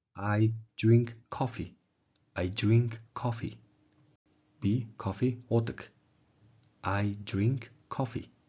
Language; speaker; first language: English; non-native, fluent; Mongolian